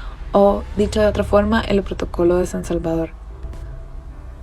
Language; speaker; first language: Spanish; native; Spanish